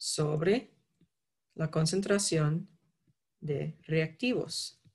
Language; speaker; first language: Spanish; non-native, fluent; English